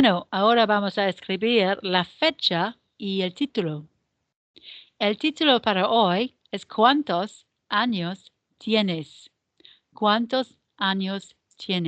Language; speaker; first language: Spanish; non-native, fluent; English